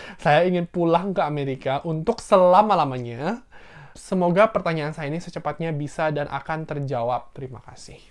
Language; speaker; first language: Indonesian; native; Indonesian